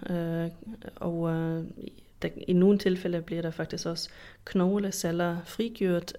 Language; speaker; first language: Danish; non-native, fluent; German